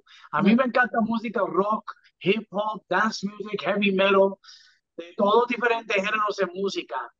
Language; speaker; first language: Spanish; early bilingual, heritage; English